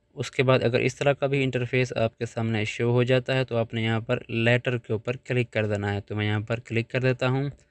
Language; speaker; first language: Urdu; non-native, local second language; Punjabi